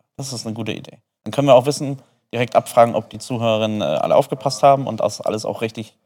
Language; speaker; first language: German; early bilingual, other home language; Polish